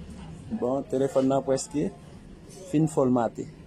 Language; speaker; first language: French; non-native, learner; Haitian Creole